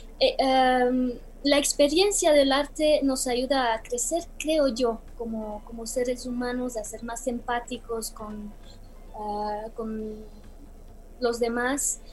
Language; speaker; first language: Spanish; non-native, fluent; Romanian